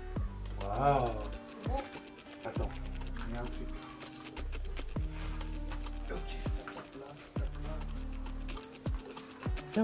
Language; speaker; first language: French; native; French